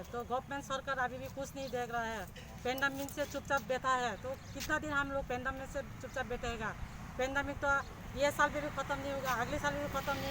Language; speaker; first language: Hindi; non-native, local second language; Kok Borok